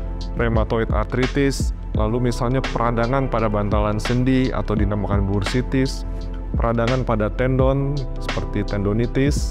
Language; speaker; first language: Indonesian; native; Indonesian